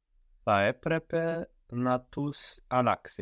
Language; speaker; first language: Greek; non-native, learner; English